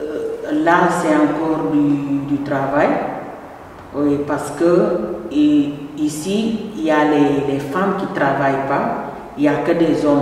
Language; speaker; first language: French; non-native, fluent; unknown